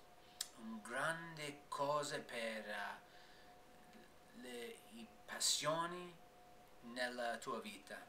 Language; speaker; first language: Italian; non-native, learner; English